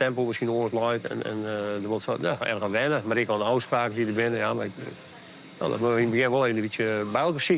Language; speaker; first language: Dutch; native; Dutch